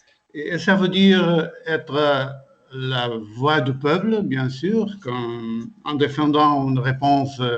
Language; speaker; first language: French; non-native, fluent; Portuguese